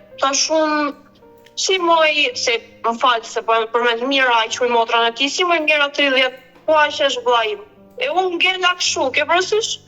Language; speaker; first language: Albanian; early bilingual, heritage; Albanian